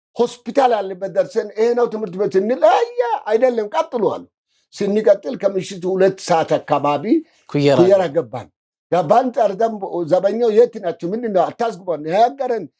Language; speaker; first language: Amharic; non-native, local second language; Wolaytta